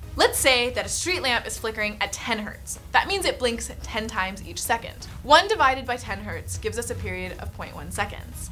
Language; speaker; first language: English; native; English